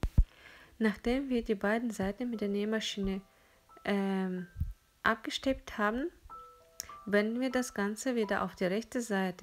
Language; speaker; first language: German; non-native, fluent; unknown